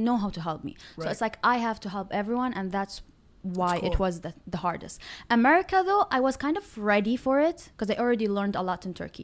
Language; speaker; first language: English; non-native, fluent; Arabic